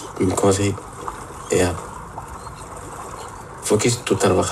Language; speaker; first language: Spanish; non-native, learner; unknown